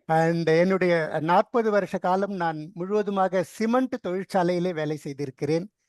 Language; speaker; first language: Tamil; non-native, local second language; Telugu